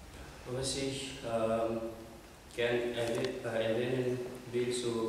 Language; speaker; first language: German; non-native, fluent; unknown